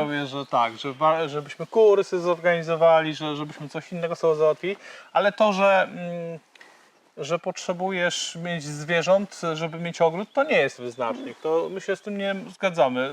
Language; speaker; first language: Polish; native; Polish